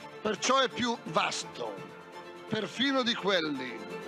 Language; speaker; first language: Italian; native; Italian